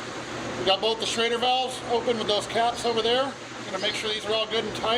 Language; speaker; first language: English; native; English